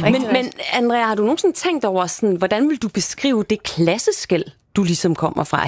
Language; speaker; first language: Danish; native; Danish